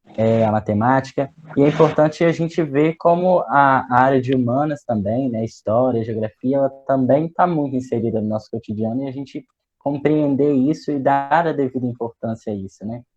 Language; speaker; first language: Portuguese; native; Portuguese